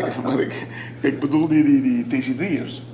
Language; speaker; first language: Dutch; non-native, local second language; Papiamento